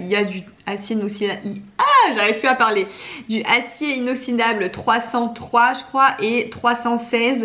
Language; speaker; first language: French; native; French